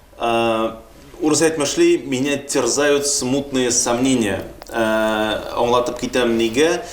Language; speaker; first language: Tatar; native; Tatar